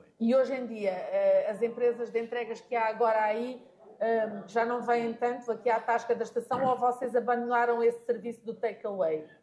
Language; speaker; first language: Portuguese; native; Portuguese